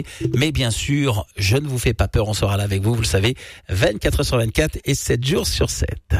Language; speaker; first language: French; native; French